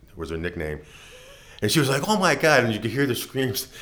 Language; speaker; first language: English; native; English